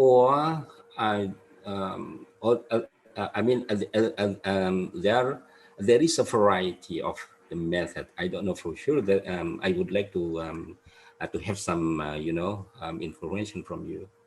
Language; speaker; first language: English; non-native, fluent; Indonesian